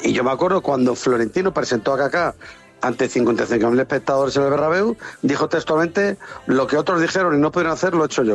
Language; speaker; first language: Spanish; native; Spanish